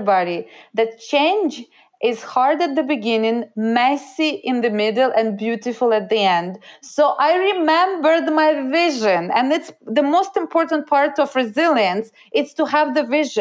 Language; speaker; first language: English; non-native, fluent; Ukrainian